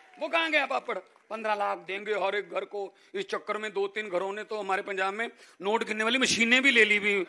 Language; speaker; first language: Hindi; non-native, local second language; Punjabi